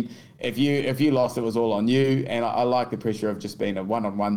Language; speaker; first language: English; native; English